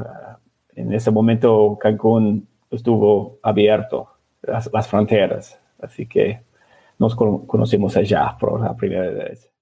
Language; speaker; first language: Spanish; non-native, learner; English